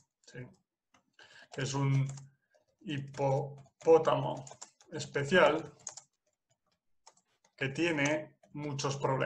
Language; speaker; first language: Spanish; non-native, fluent; English